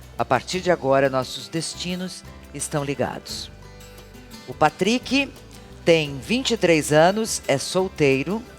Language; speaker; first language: Portuguese; native; Portuguese